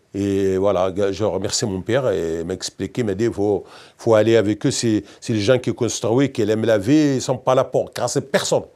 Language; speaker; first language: French; non-native, local second language; Berber languages